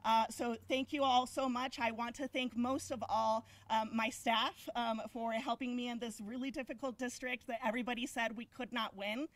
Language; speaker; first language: English; early bilingual, other home language; Spanish